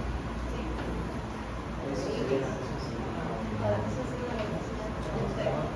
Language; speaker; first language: Spanish; native; Spanish